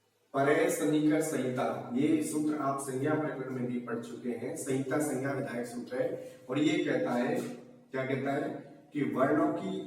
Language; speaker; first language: Hindi; native; Hindi